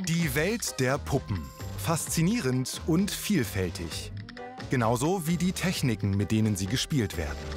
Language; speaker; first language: German; native; German